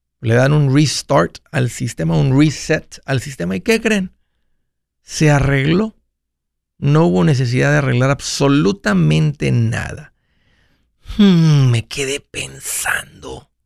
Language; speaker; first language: Spanish; native; Spanish